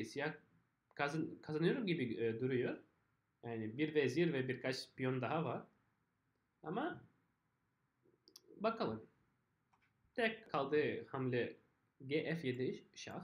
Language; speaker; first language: Turkish; non-native, fluent; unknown